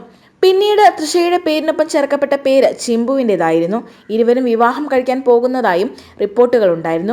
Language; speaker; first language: Malayalam; native; Malayalam